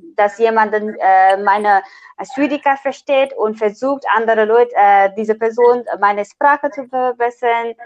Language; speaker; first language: German; non-native, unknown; Nepali